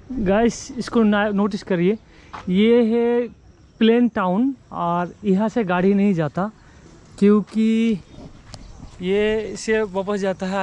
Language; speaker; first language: Hindi; non-native, local second language; Bangla